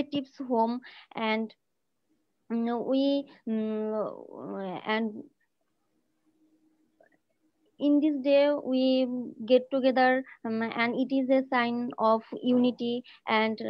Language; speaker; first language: English; non-native, learner; Bangla